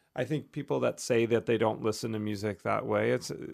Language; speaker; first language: English; native; English